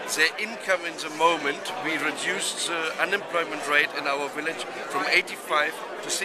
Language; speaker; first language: English; non-native, fluent; German